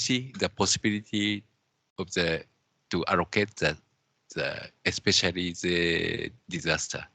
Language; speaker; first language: English; non-native, learner; Japanese